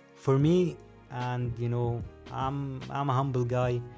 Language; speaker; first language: English; non-native, fluent; Arabic